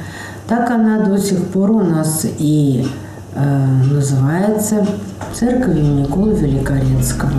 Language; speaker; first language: Russian; native; Russian